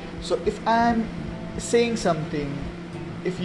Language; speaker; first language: English; non-native, local second language; Hindi